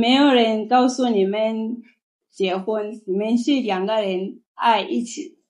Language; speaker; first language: Chinese; non-native, learner; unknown